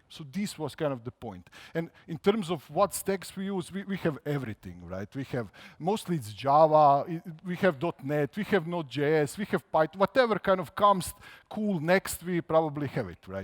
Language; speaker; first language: English; non-native, fluent; Croatian